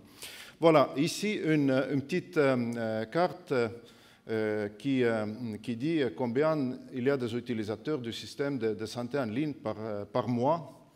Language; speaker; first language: French; non-native, fluent; Estonian